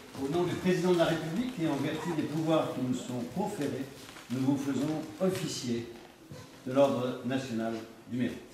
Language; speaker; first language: French; native; French